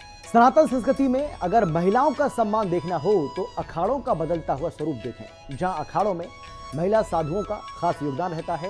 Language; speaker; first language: Hindi; native; Hindi